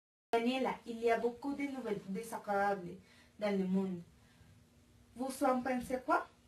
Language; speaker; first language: French; non-native, learner; Spanish